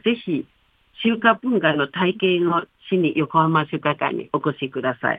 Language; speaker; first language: Japanese; non-native, fluent; Chinese